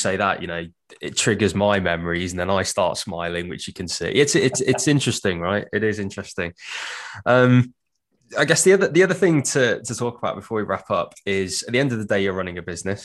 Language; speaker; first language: English; native; English